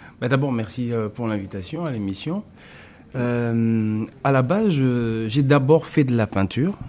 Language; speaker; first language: French; non-native, local second language; Lingala